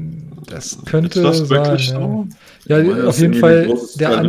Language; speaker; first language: German; native; German